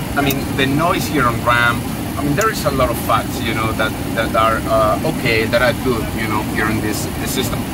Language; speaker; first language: English; non-native, fluent; Spanish